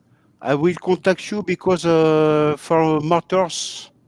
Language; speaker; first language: English; non-native, learner; French